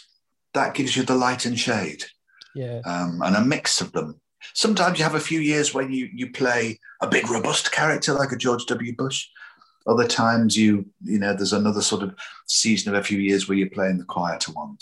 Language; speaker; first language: English; native; English